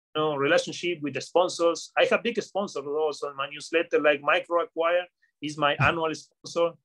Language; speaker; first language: English; non-native, fluent; Spanish